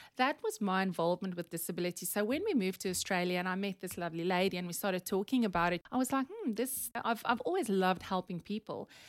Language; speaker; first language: English; non-native, local second language; Afrikaans